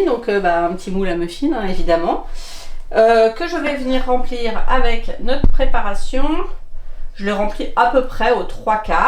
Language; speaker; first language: French; native; French